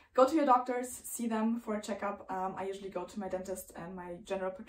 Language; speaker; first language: English; non-native, fluent; German